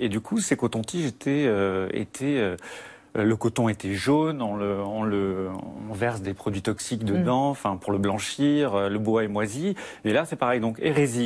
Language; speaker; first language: French; native; French